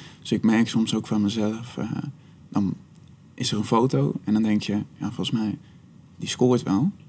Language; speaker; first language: Dutch; native; Dutch